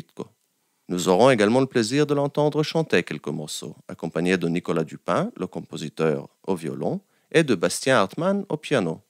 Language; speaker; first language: French; native; French